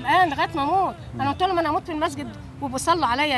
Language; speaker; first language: Arabic; native; Arabic